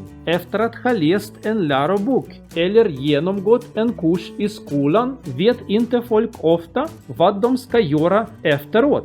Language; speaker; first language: Swedish; non-native, learner; Russian